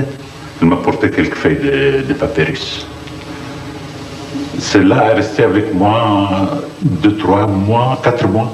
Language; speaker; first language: French; non-native, fluent; Arabic